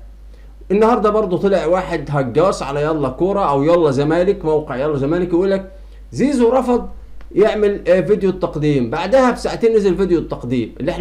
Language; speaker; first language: Arabic; native; Arabic